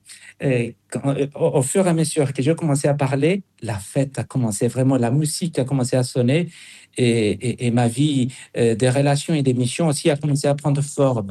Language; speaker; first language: French; non-native, fluent; Spanish